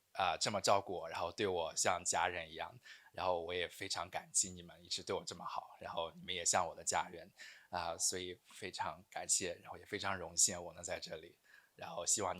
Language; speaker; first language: Chinese; early bilingual, heritage; Chinese